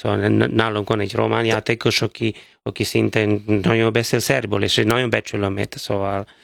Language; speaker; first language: Hungarian; non-native, fluent; Serbian